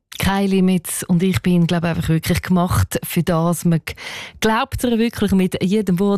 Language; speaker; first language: German; native; German